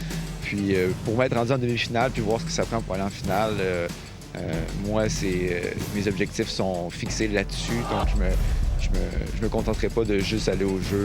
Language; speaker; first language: French; native; French